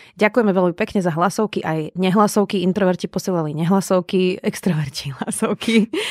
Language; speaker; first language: Slovak; native; Slovak